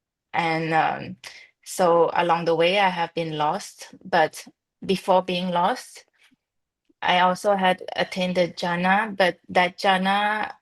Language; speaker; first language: English; non-native, fluent; French